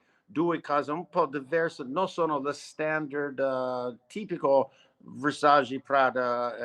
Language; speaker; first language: Italian; non-native, learner; English